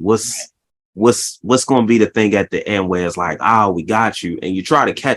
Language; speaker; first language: English; native; English